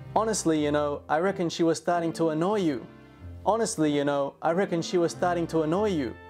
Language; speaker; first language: English; native; English